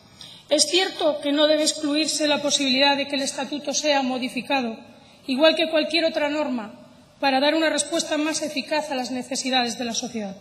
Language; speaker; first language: Spanish; native; Spanish